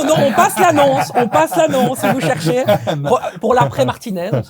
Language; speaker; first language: French; native; French